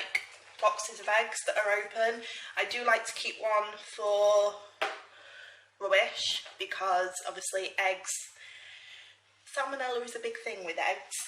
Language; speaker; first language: English; native; English